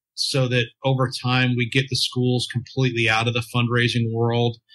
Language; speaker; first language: English; native; English